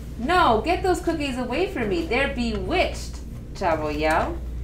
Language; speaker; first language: English; early bilingual, other home language; Spanish